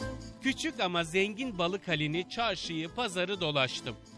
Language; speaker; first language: Turkish; native; Turkish